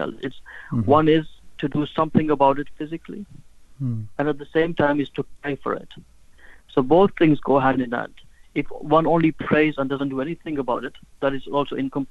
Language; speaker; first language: English; non-native, local second language; Urdu